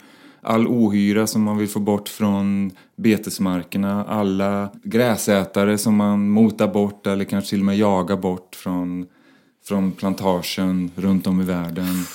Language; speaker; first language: Swedish; native; Swedish